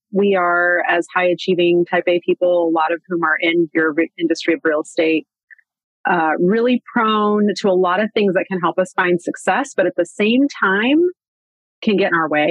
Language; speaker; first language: English; native; English